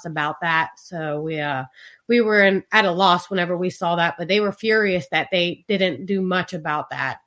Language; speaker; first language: English; native; English